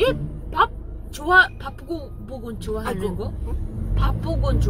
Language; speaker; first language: Korean; non-native, learner; Japanese